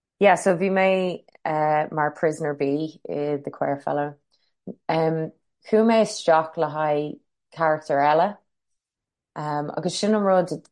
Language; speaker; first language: Irish; non-native, local second language; English